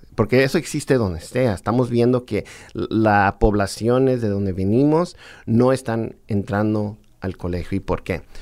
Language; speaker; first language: Spanish; early bilingual, heritage; Spanish